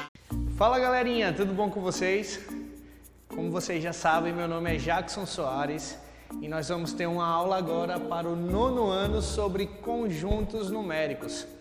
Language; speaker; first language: Portuguese; native; Portuguese